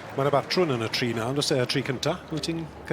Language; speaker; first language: Welsh; native; Welsh